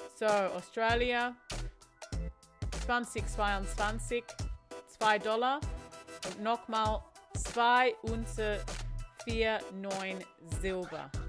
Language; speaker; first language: German; non-native, fluent; English